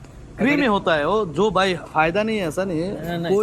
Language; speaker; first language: Hindi; non-native, learner; Bangla